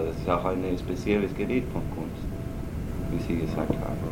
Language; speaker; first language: German; non-native, learner; Spanish